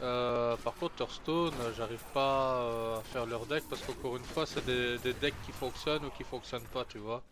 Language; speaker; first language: French; native; French